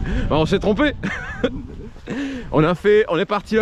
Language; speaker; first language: French; native; French